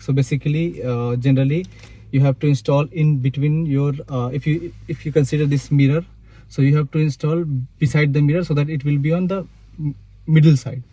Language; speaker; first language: English; non-native, local second language; Hindi